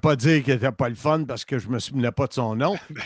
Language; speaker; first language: French; native; French